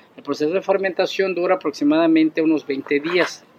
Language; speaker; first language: Spanish; native; Spanish